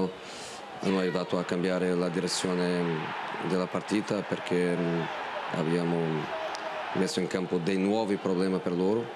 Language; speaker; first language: Italian; non-native, fluent; Portuguese